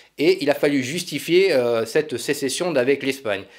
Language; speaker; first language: French; native; French